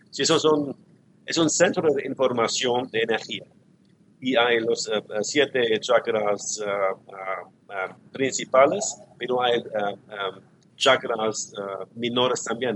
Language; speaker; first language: Spanish; non-native, learner; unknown